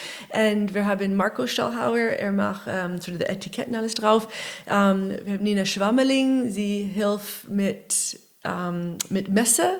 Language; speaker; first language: German; non-native, learner; English